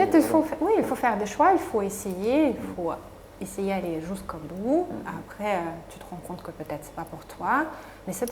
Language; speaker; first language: French; non-native, fluent; Russian